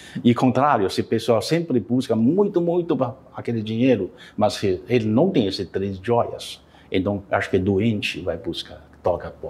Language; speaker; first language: Portuguese; non-native, learner; Chinese